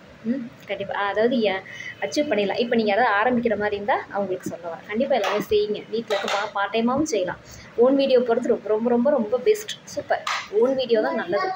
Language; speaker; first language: Tamil; native; Tamil